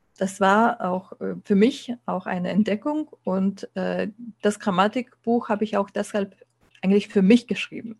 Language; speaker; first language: German; non-native, fluent; Lithuanian